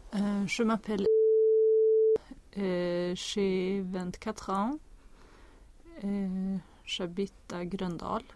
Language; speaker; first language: French; non-native, learner; Swedish